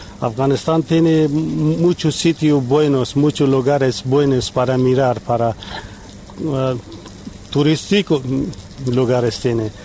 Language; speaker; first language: Spanish; non-native, learner; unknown